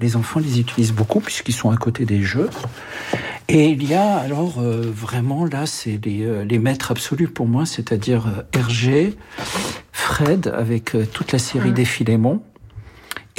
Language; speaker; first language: French; early bilingual, other home language; Arabic